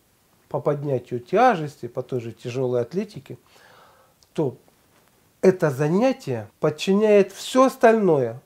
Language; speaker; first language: Russian; native; Russian